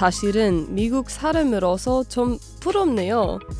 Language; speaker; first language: Korean; non-native, fluent; English